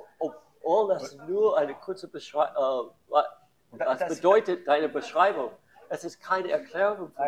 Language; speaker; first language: German; non-native, learner; English